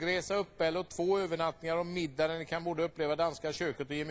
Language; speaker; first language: Swedish; native; Swedish